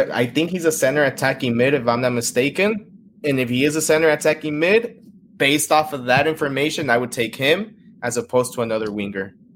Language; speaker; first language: English; early bilingual, other home language; Spanish